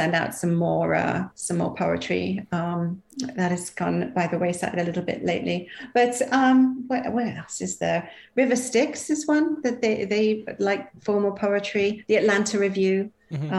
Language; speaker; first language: English; native; English